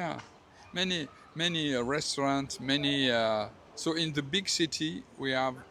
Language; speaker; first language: English; non-native, learner; French